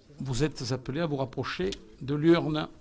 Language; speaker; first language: French; native; French